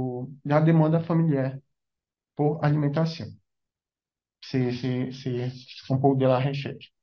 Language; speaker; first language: French; non-native, learner; Portuguese